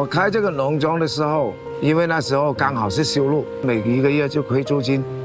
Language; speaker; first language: Chinese; non-native, local second language; Cantonese